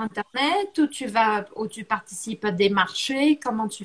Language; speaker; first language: French; non-native, fluent; Portuguese